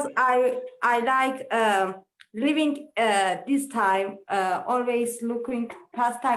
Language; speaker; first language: English; non-native, learner; Turkish